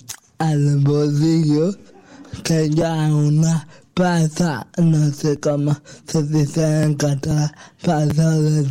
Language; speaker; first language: Catalan; non-native, local second language; Spanish